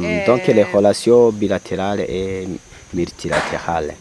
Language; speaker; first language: French; non-native, local second language; Rundi